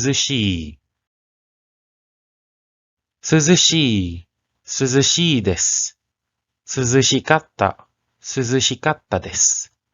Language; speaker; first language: Japanese; non-native, learner; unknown